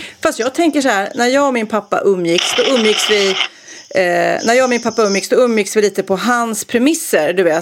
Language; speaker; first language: Swedish; native; Swedish